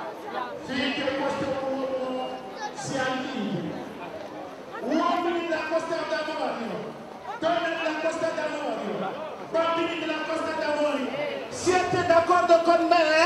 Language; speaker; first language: Italian; non-native, fluent; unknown